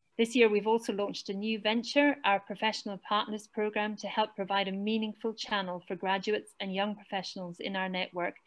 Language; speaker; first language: English; native; English